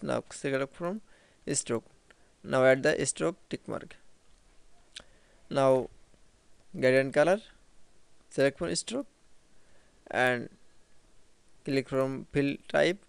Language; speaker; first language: English; non-native, learner; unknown